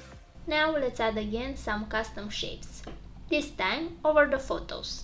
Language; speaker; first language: English; non-native, fluent; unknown